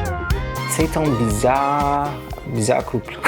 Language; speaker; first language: French; non-native, learner; English